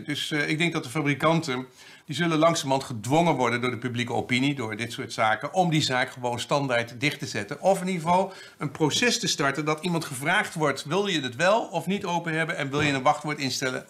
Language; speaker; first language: Dutch; native; Dutch